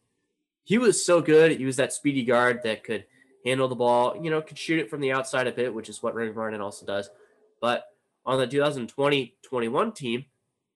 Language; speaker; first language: English; native; English